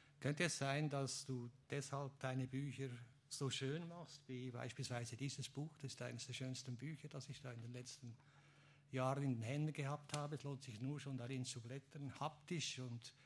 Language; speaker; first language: German; native; German